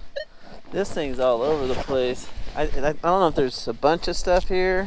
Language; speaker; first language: English; native; English